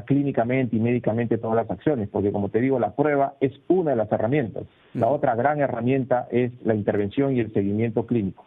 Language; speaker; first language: Spanish; native; Spanish